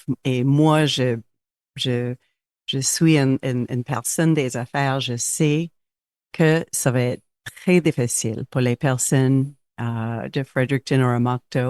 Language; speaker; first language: French; non-native, local second language; English